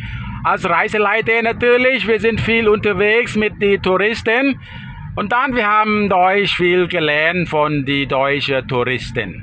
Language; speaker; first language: German; non-native, fluent; Thai